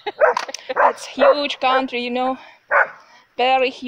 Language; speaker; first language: English; non-native, learner; Russian